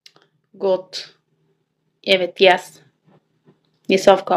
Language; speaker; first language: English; non-native, learner; Turkish